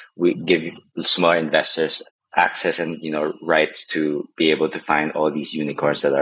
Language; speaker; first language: English; non-native, local second language; Filipino